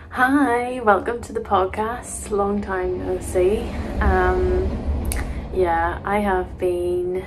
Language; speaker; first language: English; native; English